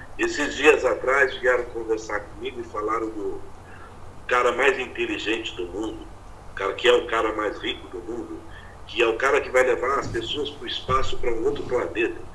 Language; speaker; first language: Portuguese; native; Portuguese